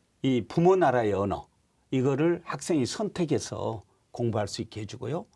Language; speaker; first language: Korean; native; Korean